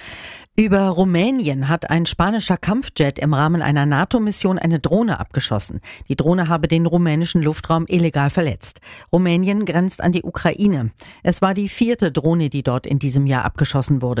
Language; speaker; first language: German; native; German